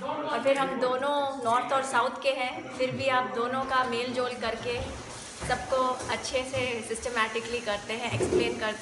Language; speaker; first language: Hindi; native; Hindi